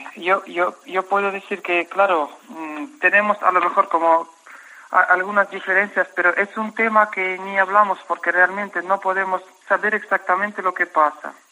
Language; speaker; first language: Spanish; non-native, fluent; Russian